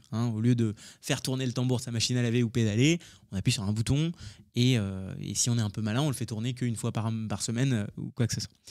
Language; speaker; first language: French; early bilingual, other home language; Hindi